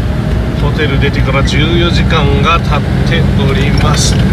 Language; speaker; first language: Japanese; native; Japanese